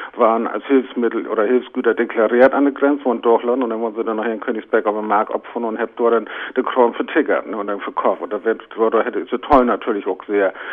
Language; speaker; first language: German; native; German